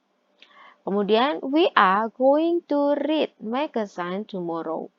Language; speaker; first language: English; non-native, fluent; Indonesian